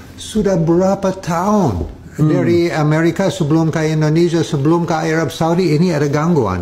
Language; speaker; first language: Indonesian; non-native, fluent; English